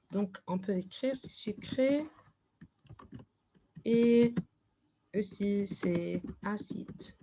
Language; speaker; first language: French; non-native, fluent; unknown